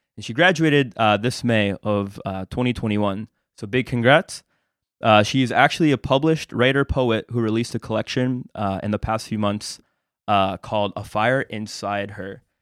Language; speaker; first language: English; early bilingual, other home language; Spanish